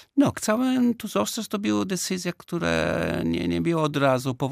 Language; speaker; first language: Polish; non-native, learner; Italian